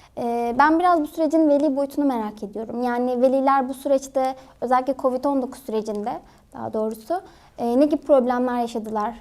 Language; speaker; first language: Turkish; native; Turkish